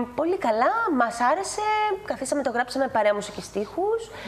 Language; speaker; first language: Greek; early bilingual, other home language; Spanish